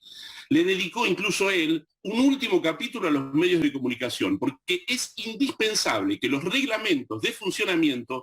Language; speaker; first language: Spanish; native; Spanish